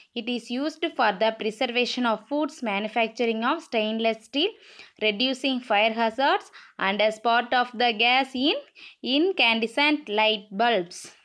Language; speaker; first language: English; non-native, local second language; Tamil